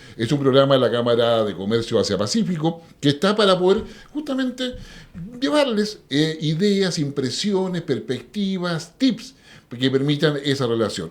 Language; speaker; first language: Spanish; native; Spanish